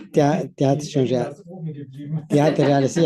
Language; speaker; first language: German; non-native, learner; Tibetan